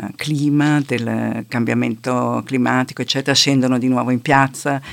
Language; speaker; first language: Italian; native; Italian